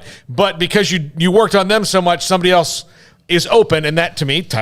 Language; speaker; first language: English; native; English